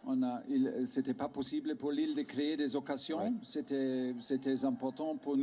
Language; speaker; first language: French; non-native, learner; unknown